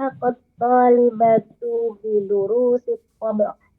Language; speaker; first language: Arabic; non-native, learner; Indonesian